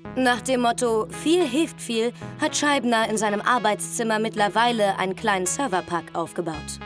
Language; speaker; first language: German; native; German